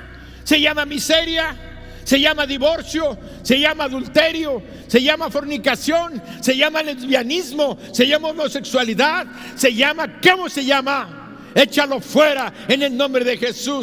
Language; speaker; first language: Spanish; native; Spanish